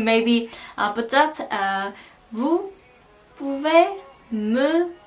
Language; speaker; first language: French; non-native, learner; Korean